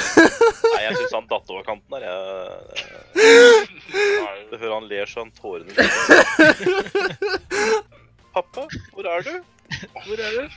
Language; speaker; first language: Norwegian; native; Norwegian